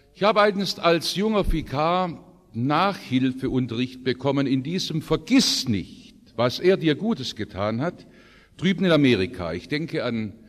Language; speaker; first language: German; native; German